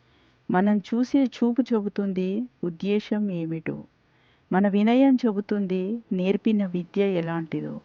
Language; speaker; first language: Telugu; native; Telugu